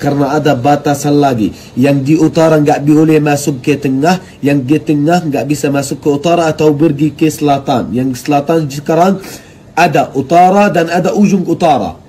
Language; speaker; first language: Indonesian; non-native, fluent; Arabic